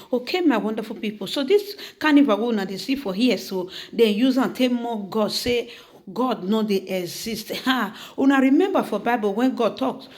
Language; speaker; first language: Nigerian Pidgin; native; Nigerian Pidgin